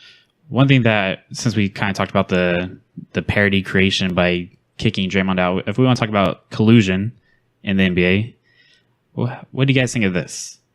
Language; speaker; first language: English; native; English